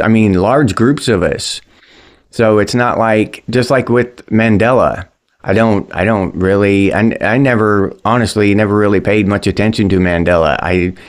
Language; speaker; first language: English; native; English